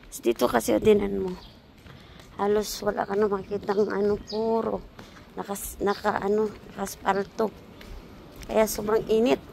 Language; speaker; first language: Filipino; non-native, local second language; Cebuano